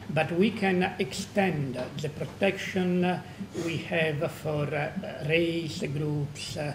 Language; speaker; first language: English; non-native, fluent; Italian